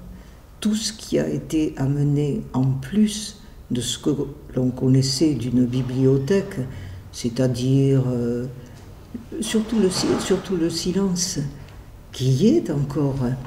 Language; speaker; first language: French; native; French